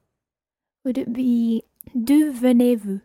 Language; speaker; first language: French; non-native, learner; English